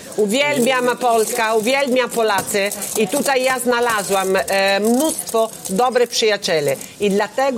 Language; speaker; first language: Polish; non-native, learner; Italian